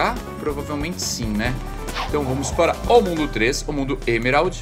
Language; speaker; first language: Portuguese; native; Portuguese